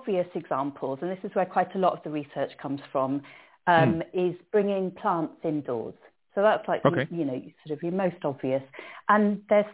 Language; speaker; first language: English; native; English